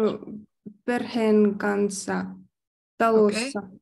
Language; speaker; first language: Finnish; non-native, learner; Russian